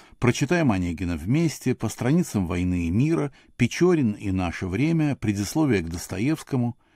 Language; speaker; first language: Russian; native; Russian